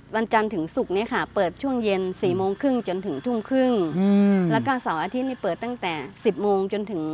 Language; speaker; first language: Thai; native; Thai